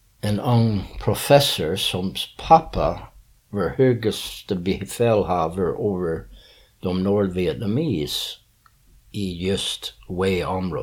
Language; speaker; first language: Swedish; early bilingual, heritage; English